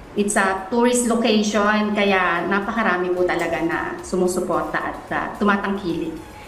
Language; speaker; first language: Filipino; native; Filipino